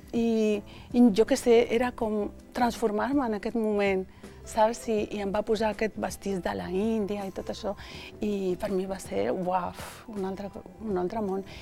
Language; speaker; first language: Catalan; early bilingual, other home language; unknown